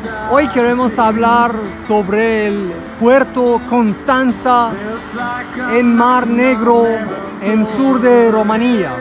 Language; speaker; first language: Spanish; non-native, learner; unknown